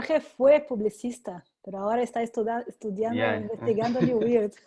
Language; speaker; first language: Spanish; non-native, fluent; Portuguese